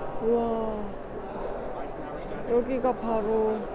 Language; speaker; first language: Korean; native; Korean